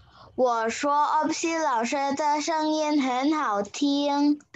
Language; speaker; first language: Chinese; non-native, learner; Indonesian